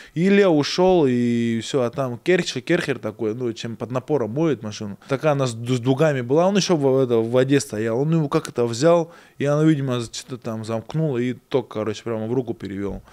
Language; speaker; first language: Russian; native; Russian